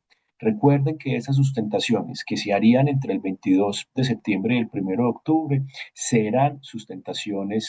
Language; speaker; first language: Spanish; native; Spanish